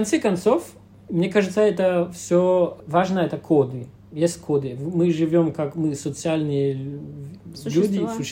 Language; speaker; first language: Russian; non-native, fluent; French